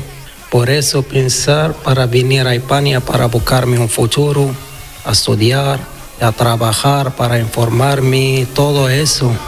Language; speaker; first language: Spanish; non-native, learner; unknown